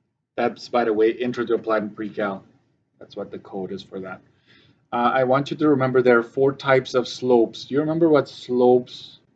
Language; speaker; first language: English; native; English